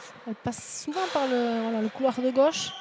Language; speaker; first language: French; native; French